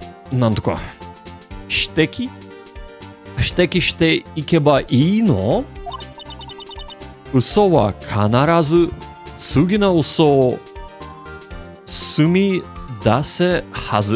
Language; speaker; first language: Japanese; non-native, learner; English